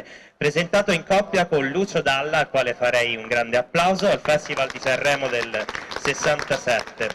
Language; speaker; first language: Italian; native; Italian